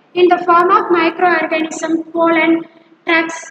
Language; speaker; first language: English; non-native, local second language; Tamil